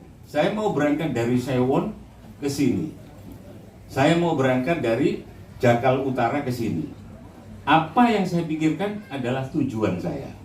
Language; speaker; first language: Indonesian; non-native, local second language; Javanese